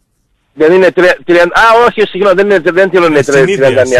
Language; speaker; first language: Greek; non-native, fluent; Portuguese